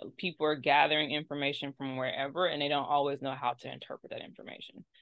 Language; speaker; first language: English; native; English